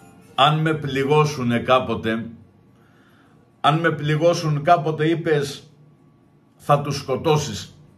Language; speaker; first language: Greek; native; Greek